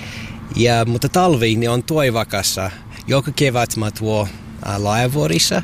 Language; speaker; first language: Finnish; non-native, learner; English